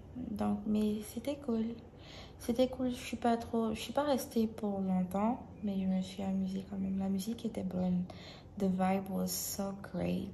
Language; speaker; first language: French; native; French